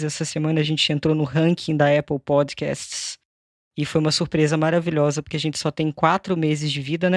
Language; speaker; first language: Portuguese; native; Portuguese